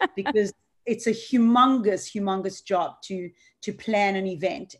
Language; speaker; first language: English; native; English